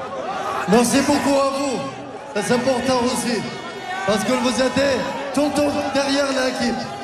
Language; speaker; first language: French; non-native, learner; Arabic